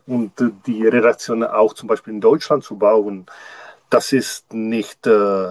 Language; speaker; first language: German; non-native, learner; Czech